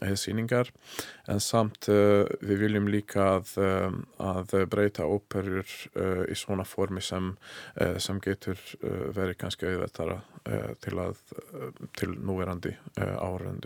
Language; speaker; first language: Icelandic; non-native, learner; Hungarian